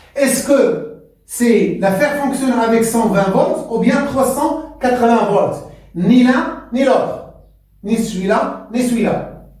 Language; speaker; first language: French; non-native, local second language; Arabic